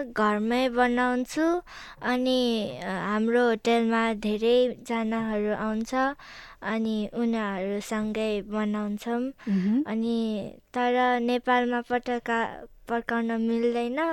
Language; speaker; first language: Nepali; early bilingual, other home language; Chinese